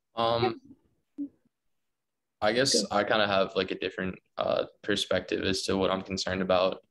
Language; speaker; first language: English; native; English